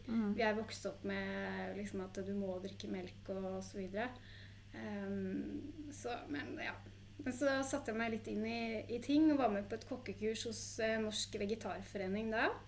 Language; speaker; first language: Norwegian; native; Norwegian